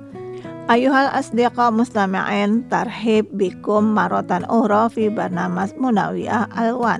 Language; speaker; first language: Arabic; non-native, learner; Indonesian